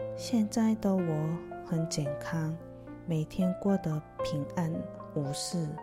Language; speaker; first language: Chinese; non-native, fluent; Korean